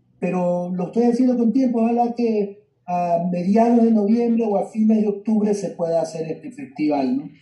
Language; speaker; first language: Spanish; native; Spanish